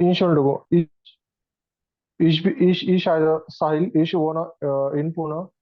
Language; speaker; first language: German; non-native, learner; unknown